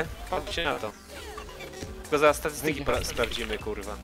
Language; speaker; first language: Polish; native; Polish